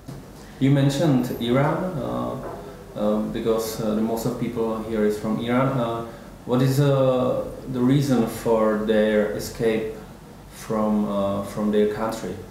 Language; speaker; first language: English; non-native, fluent; Czech